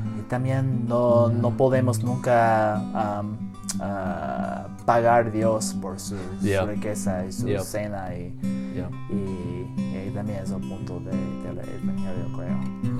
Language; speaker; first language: Spanish; early bilingual, heritage; English